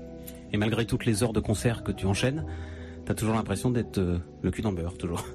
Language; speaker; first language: French; native; French